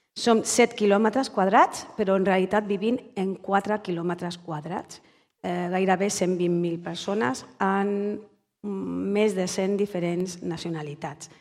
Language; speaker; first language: Catalan; non-native, local second language; Spanish